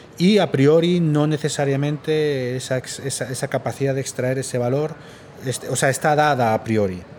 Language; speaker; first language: Spanish; native; Spanish